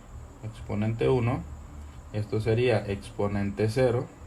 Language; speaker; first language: Spanish; native; Spanish